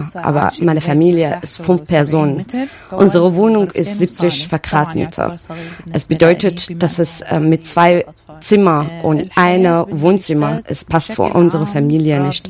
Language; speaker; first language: German; non-native, learner; Arabic